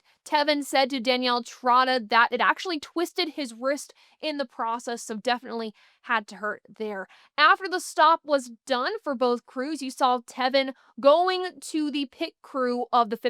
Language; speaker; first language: English; native; English